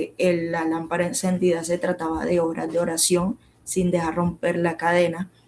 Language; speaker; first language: Spanish; native; Spanish